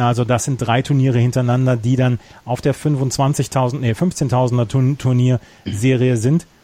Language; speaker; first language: German; native; German